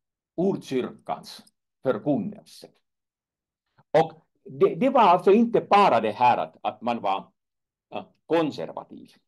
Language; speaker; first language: Swedish; non-native, fluent; Finnish